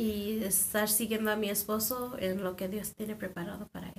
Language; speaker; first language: Spanish; non-native, fluent; English